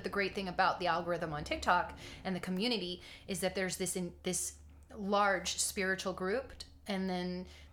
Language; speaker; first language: English; native; English